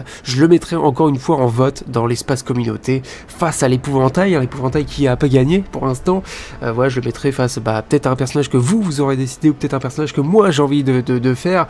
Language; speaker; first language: French; native; French